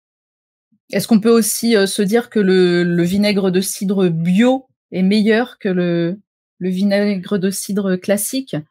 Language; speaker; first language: French; native; French